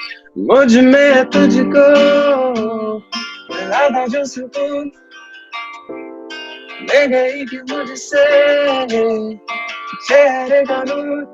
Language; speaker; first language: Hindi; native; Hindi